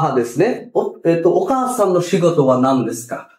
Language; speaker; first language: Japanese; non-native, fluent; Bangla